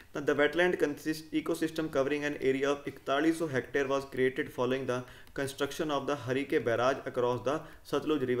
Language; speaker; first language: English; non-native, local second language; Punjabi